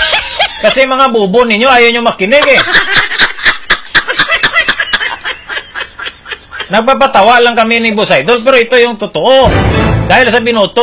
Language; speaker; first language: Filipino; non-native, local second language; Hiligaynon